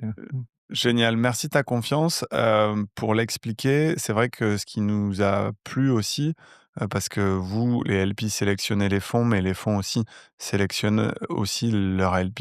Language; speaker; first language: French; native; French